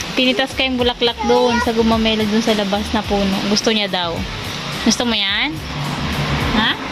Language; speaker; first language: Filipino; non-native, local second language; Bikol